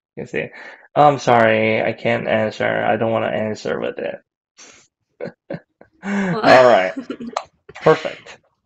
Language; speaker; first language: English; non-native, fluent; Korean